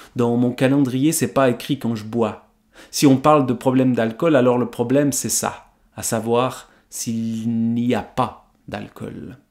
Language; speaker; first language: French; native; French